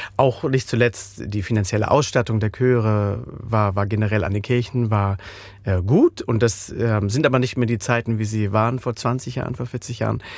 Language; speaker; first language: German; native; German